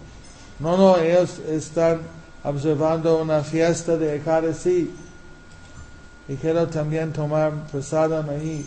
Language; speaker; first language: Spanish; non-native, fluent; English